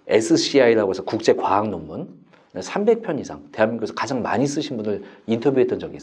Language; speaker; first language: Korean; native; Korean